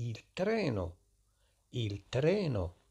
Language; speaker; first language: Italian; non-native, fluent; Arabic